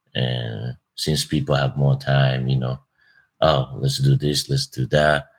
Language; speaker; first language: English; non-native, fluent; Japanese